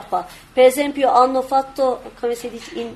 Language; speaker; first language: Italian; non-native, learner; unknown